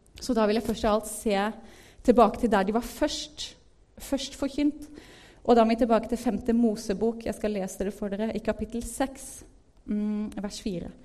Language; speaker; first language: Norwegian; native; Norwegian